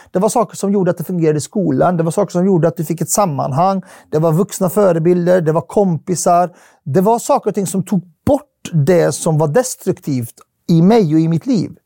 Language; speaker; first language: Swedish; early bilingual, other home language; Arabic